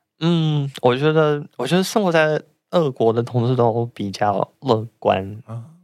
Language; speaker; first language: Chinese; non-native, fluent; Russian